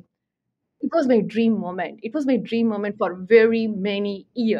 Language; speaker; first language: English; non-native, local second language; Tamil